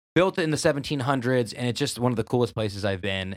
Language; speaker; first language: English; native; English